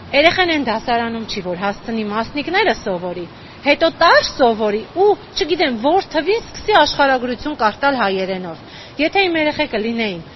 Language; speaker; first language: Armenian; native; Armenian